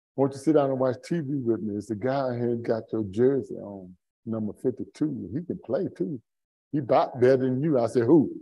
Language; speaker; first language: English; native; English